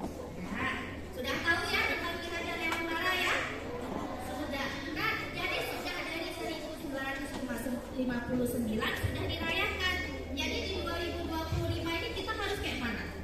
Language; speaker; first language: Indonesian; native; Indonesian